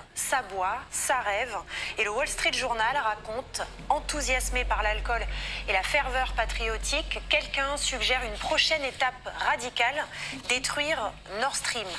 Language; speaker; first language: French; native; French